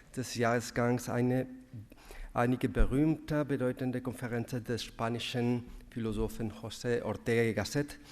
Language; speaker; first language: German; non-native, fluent; Spanish